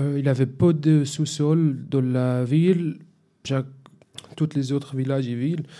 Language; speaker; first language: French; non-native, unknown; Arabic